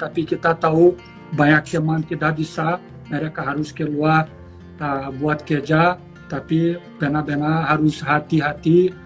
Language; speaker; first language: Indonesian; non-native, fluent; Portuguese